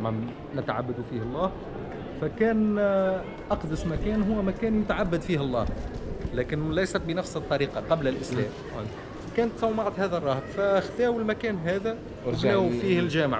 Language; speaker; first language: Arabic; native; Arabic